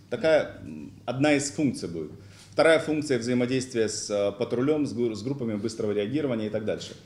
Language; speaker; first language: Russian; native; Russian